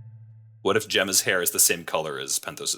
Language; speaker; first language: English; native; English